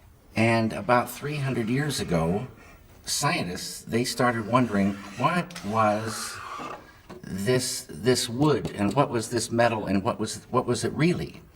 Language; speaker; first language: English; native; English